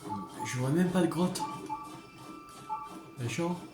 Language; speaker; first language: French; native; French